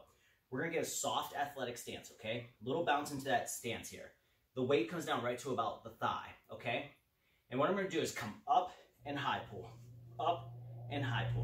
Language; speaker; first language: English; native; English